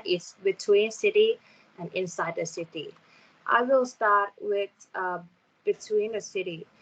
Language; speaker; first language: English; non-native, learner; Thai